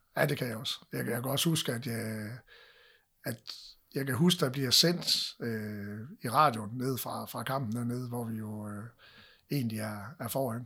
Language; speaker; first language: Danish; native; Danish